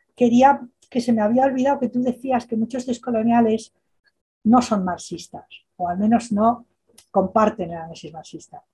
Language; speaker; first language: Spanish; native; Spanish